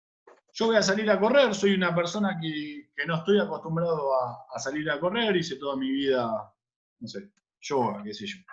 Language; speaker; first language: Spanish; native; Spanish